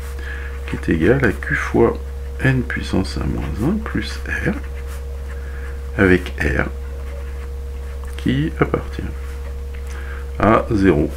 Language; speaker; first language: French; native; French